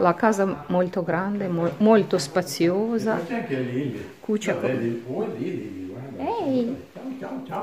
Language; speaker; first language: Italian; non-native, fluent; Russian